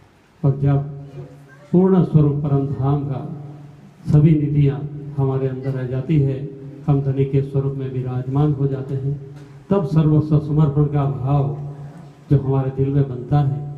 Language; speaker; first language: Hindi; non-native, local second language; Gujarati